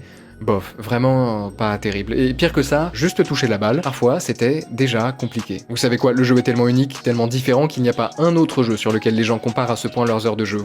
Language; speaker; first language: French; native; French